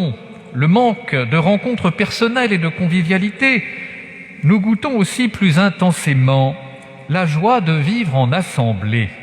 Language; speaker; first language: French; native; French